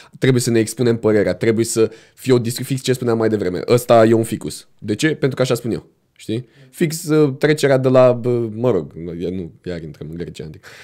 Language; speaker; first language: Romanian; native; Romanian